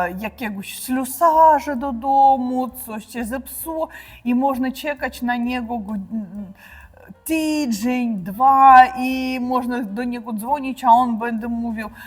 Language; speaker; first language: Polish; non-native, learner; Russian